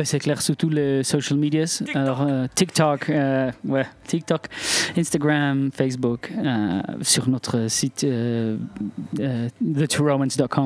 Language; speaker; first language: French; non-native, local second language; Italian